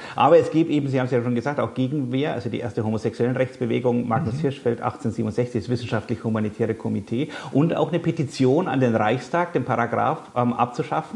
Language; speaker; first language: German; native; German